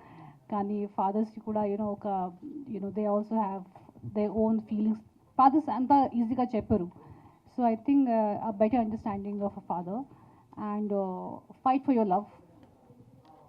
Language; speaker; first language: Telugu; non-native, local second language; Hindi